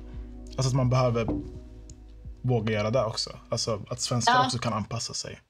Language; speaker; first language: Swedish; early bilingual, other home language; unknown